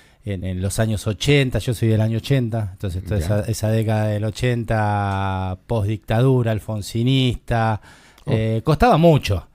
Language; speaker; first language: Spanish; native; Spanish